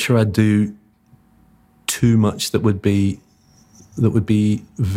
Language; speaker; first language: English; native; English